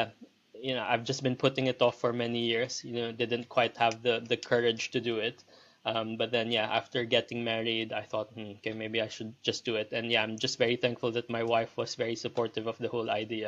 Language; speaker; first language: English; non-native, local second language; Filipino